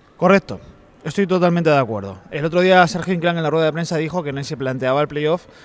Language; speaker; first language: Spanish; native; Spanish